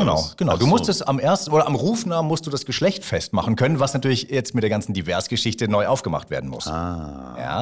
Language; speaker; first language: German; native; German